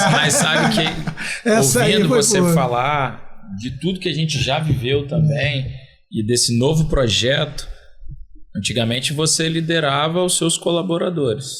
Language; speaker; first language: Portuguese; native; Portuguese